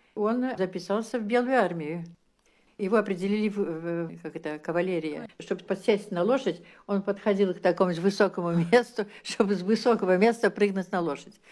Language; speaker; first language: Russian; early bilingual, heritage; Russian